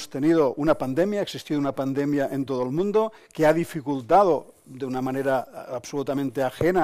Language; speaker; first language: Spanish; native; Spanish